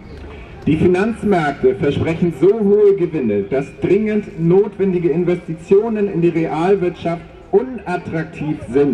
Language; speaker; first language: German; native; German